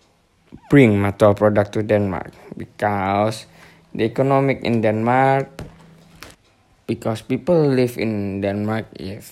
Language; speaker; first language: English; non-native, learner; Indonesian